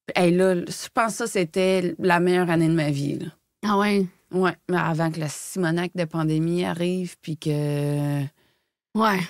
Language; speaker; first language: French; native; French